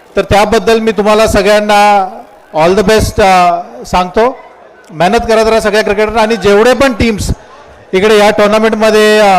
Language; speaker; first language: Marathi; native; Marathi